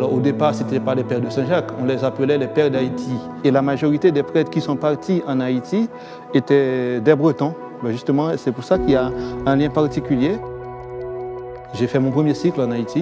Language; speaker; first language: French; non-native, local second language; Haitian Creole